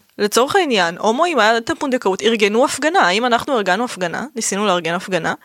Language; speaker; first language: Hebrew; native; Hebrew